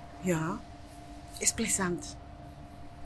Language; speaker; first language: Dutch; non-native, learner; Spanish